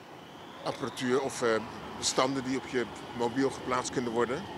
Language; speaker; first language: Dutch; native; Dutch